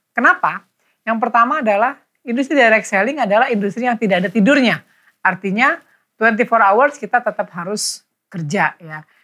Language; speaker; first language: Indonesian; native; Indonesian